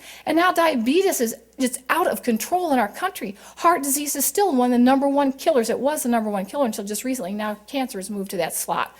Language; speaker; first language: English; native; English